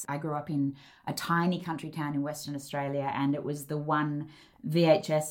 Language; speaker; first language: English; native; English